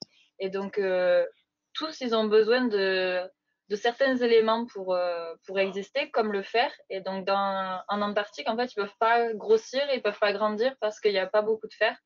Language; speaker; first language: French; native; French